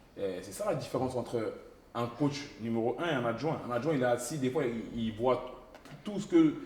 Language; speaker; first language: French; early bilingual, other home language; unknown